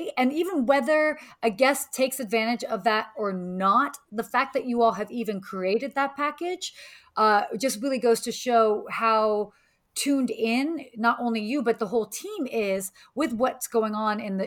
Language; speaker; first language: English; native; English